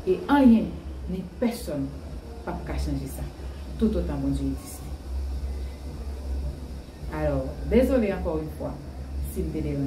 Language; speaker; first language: French; non-native, learner; Haitian Creole